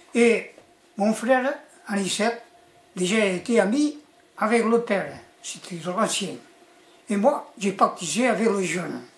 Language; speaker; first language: French; early bilingual, other home language; Spanish